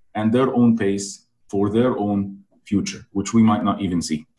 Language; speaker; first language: English; non-native, fluent; Arabic